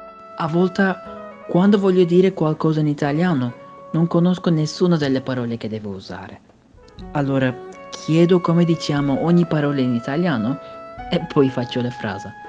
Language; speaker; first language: Italian; non-native, learner; Turkish